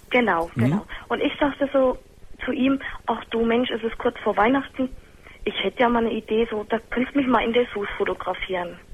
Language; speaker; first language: German; native; German